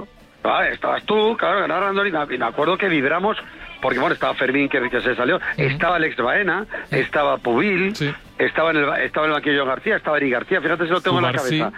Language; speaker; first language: Spanish; native; Spanish